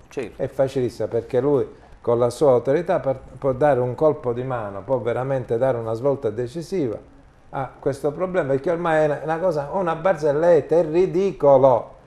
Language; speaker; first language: Italian; native; Italian